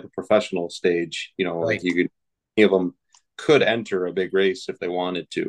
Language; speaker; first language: English; native; English